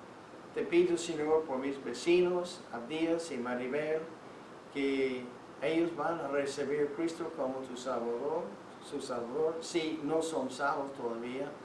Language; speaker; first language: Spanish; non-native, fluent; English